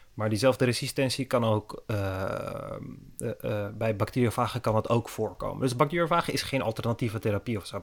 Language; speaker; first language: Dutch; early bilingual, other home language; Turkish